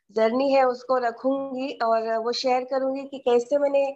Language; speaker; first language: Hindi; native; Hindi